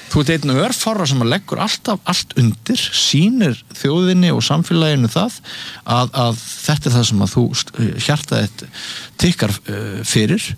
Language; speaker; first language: Icelandic; native; Icelandic